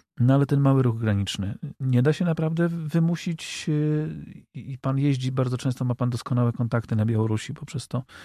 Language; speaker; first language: Polish; native; Polish